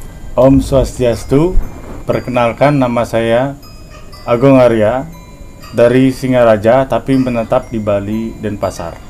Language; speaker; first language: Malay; non-native, local second language; Balinese